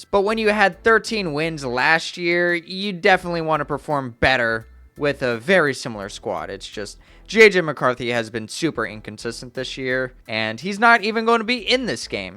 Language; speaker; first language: English; native; English